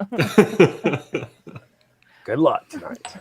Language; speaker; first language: English; native; English